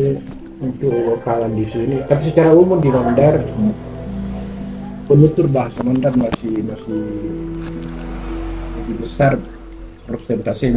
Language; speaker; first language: Indonesian; non-native, local second language; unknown